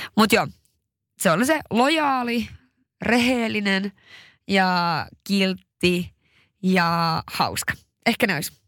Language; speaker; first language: Finnish; early bilingual, heritage; Swedish